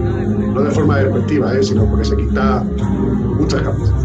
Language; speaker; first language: Spanish; native; Spanish